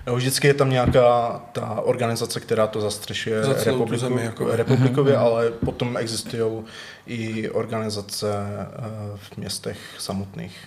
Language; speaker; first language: Czech; native; Czech